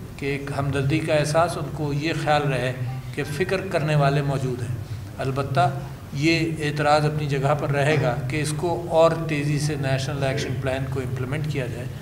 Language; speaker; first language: Urdu; native; Urdu